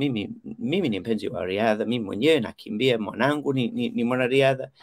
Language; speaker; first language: Swahili; non-native, learner; English